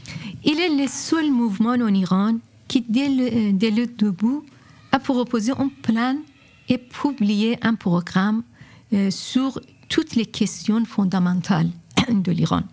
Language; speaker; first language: French; non-native, fluent; Persian